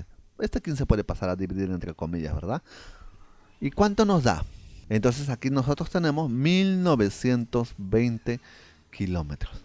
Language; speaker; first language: Spanish; native; Spanish